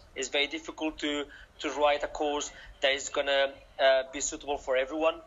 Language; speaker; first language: English; non-native, fluent; Catalan